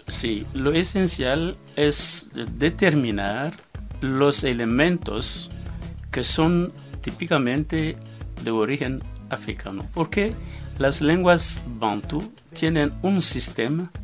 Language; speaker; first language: Spanish; non-native, fluent; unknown